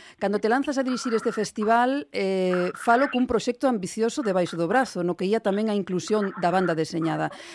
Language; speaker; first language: Galician; non-native, local second language; Spanish